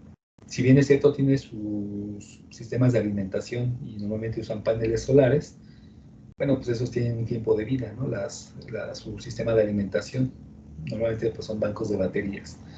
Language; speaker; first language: Spanish; native; Spanish